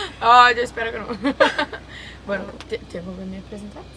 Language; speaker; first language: Spanish; non-native, learner; Portuguese